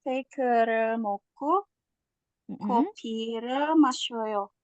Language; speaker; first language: Korean; non-native, learner; Indonesian